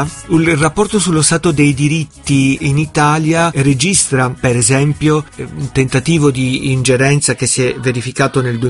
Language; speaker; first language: Italian; native; Italian